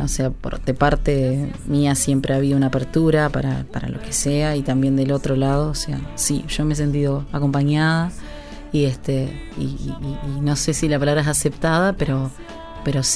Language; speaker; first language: Spanish; native; Spanish